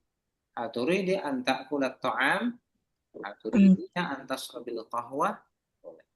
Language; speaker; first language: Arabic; non-native, fluent; Indonesian